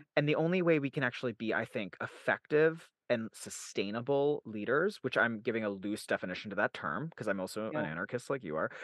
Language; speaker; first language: English; native; English